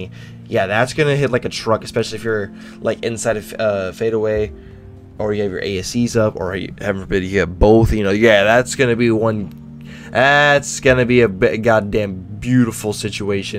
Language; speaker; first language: English; native; English